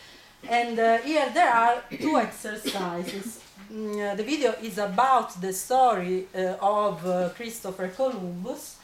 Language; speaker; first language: English; non-native, fluent; Italian